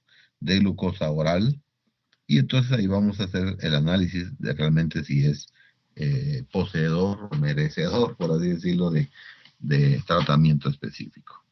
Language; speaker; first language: Spanish; native; Spanish